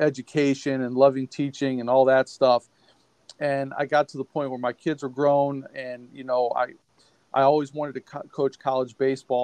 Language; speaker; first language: English; native; English